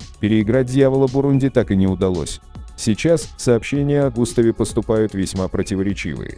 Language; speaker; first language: Russian; native; Russian